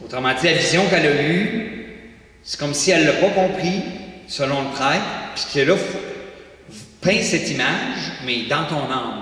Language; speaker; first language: French; native; French